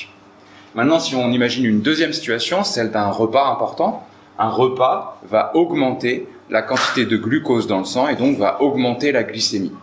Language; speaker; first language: French; native; French